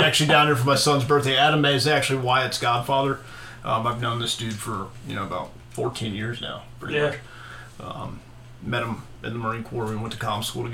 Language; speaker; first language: English; native; English